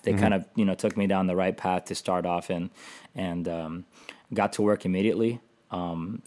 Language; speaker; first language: English; native; English